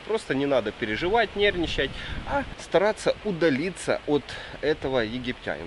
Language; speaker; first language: Russian; native; Russian